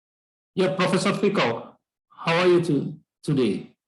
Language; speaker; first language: English; non-native, learner; Indonesian